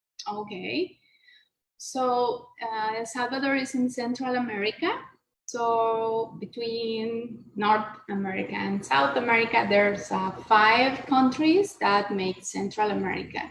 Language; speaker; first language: English; non-native, learner; Spanish